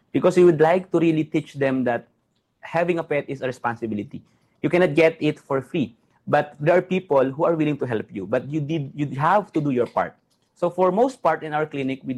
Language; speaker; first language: English; non-native, local second language; Filipino